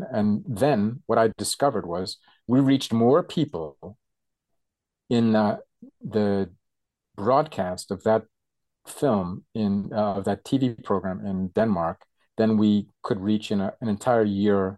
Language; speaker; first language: English; native; English